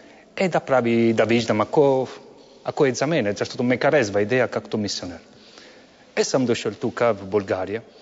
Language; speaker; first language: Bulgarian; non-native, learner; Italian